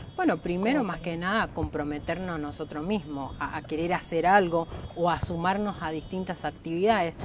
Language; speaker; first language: Spanish; native; Spanish